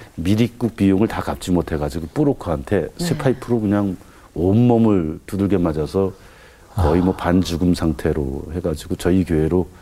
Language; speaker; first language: Korean; native; Korean